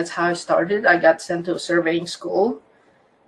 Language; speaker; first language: English; non-native, fluent; Croatian